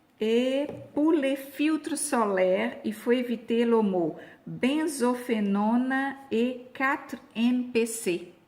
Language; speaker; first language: French; non-native, fluent; Portuguese